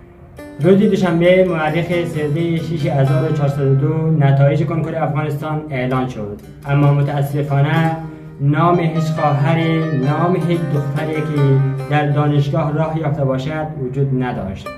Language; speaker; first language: Persian; native; Persian